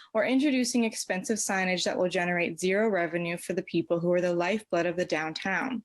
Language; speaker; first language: English; native; English